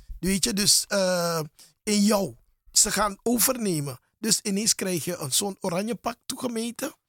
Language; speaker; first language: Dutch; native; Dutch